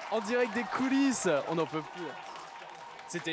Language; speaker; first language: French; native; French